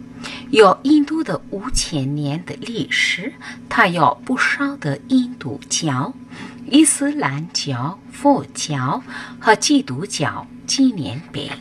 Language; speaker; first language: Chinese; non-native, learner; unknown